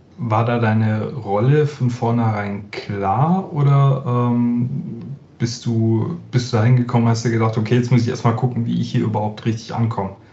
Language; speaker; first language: German; native; German